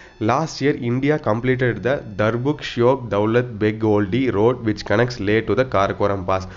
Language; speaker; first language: English; non-native, local second language; Tamil